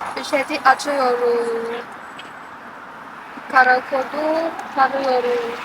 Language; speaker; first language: Turkish; non-native, fluent; Chinese